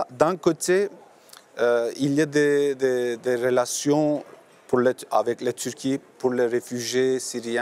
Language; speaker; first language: French; non-native, learner; Turkish